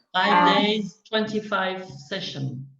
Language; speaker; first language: English; non-native, learner; French